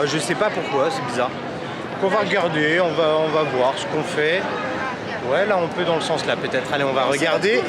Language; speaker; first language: French; native; French